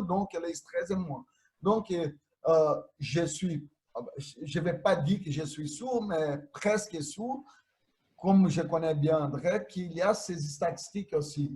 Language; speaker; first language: French; non-native, fluent; Portuguese